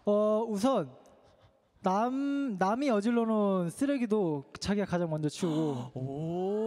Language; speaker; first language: Korean; native; Korean